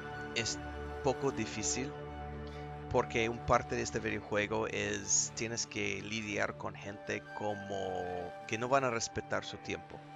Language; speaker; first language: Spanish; non-native, learner; English